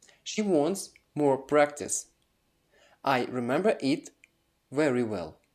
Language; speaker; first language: English; non-native, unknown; Ukrainian